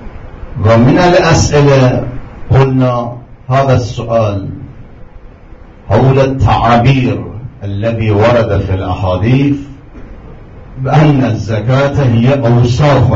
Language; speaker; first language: Arabic; non-native, fluent; Persian